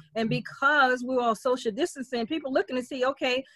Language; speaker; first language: English; native; English